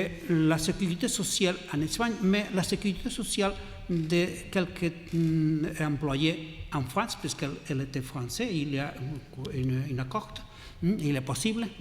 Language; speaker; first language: French; non-native, learner; Catalan